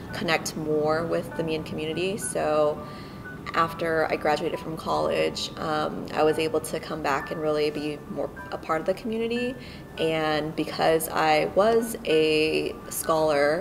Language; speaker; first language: English; native; English